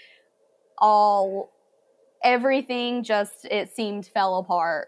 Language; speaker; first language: English; native; English